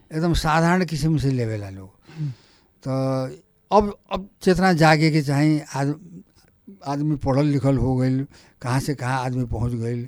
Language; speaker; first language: Bhojpuri; non-native, local second language; Nepali